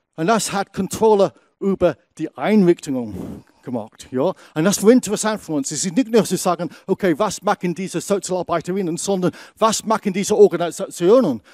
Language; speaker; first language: German; non-native, fluent; English